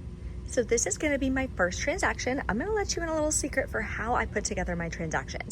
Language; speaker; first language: English; native; English